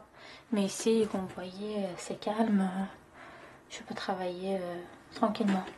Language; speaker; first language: French; non-native, learner; Persian